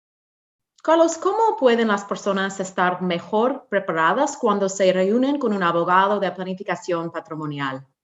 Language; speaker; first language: Spanish; non-native, learner; English